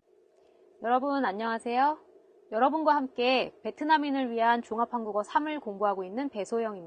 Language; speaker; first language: Korean; native; Korean